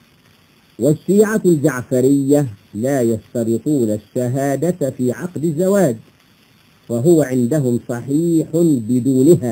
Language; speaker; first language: Arabic; native; Arabic